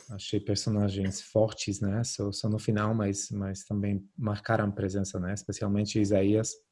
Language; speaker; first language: Portuguese; non-native, fluent; Polish